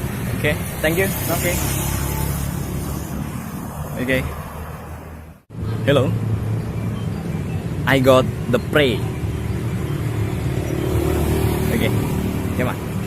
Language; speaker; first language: English; non-native, learner; Indonesian